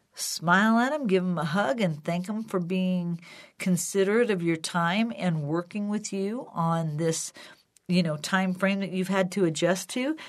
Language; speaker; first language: English; native; English